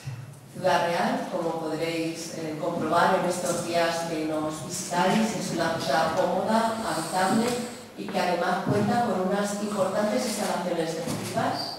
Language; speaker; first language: Spanish; native; Spanish